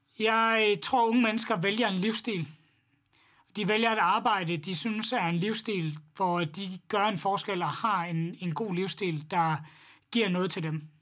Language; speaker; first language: Danish; native; Danish